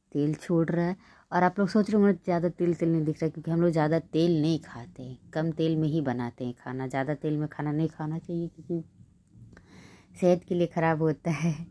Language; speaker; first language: Hindi; native; Hindi